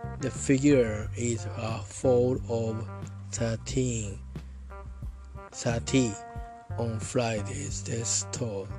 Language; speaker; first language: English; non-native, learner; Japanese